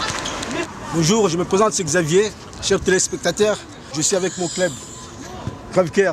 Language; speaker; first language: French; non-native, local second language; Lingala